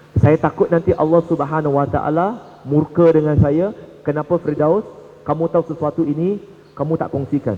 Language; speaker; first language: Malay; non-native, local second language; Chinese